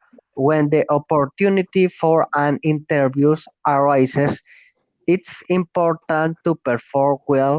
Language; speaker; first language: English; non-native, learner; Spanish